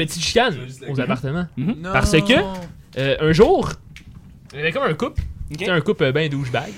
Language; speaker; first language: French; native; French